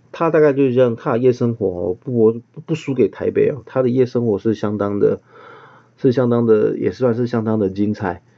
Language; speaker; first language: Chinese; native; Chinese